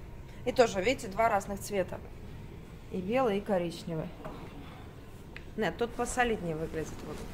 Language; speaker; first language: Russian; native; Russian